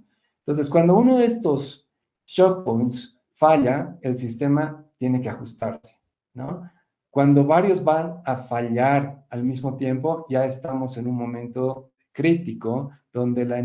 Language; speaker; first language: Spanish; native; Spanish